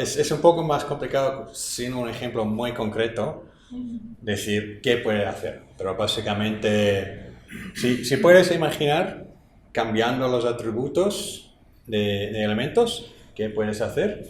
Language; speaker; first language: Spanish; non-native, fluent; English